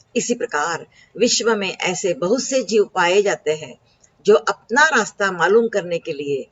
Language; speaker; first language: Hindi; non-native, local second language; Marathi